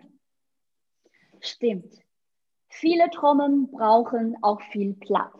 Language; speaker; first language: German; non-native, fluent; Chinese